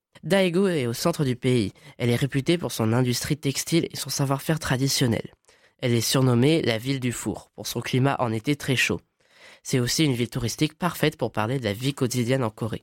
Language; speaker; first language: French; native; French